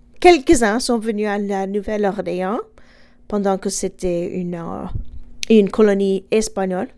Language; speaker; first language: French; non-native, fluent; English